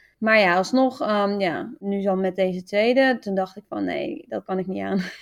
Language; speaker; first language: Dutch; native; Dutch